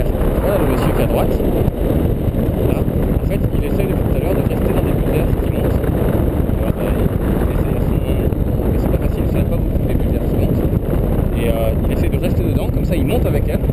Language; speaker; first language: French; native; French